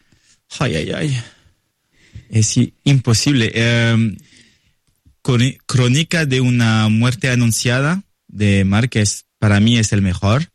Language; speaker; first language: Spanish; non-native, learner; French